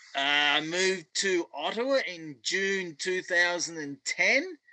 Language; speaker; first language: English; native; English